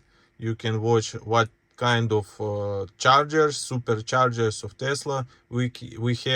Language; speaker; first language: English; non-native, learner; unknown